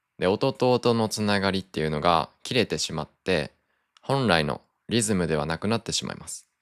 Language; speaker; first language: Japanese; native; Japanese